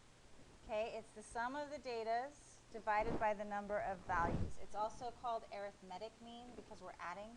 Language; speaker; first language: English; native; English